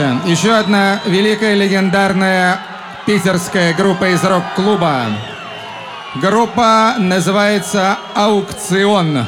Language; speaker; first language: Russian; native; Russian